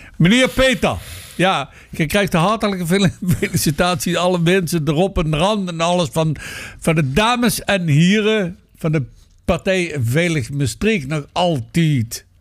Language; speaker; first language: Dutch; native; Dutch